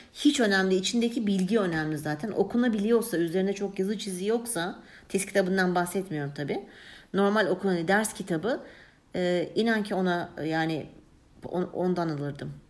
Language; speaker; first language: Turkish; early bilingual, heritage; Turkish